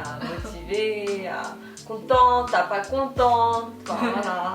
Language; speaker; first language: French; native; French